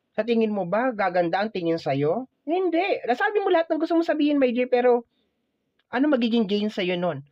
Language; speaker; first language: Filipino; native; Filipino